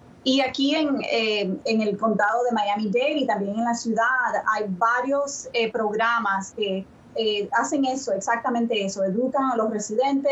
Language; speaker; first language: Spanish; early bilingual, other home language; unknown